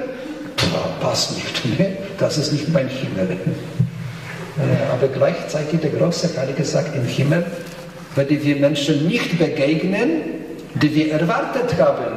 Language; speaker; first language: German; non-native, fluent; Polish